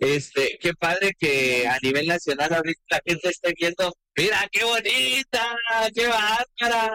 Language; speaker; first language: Spanish; native; Spanish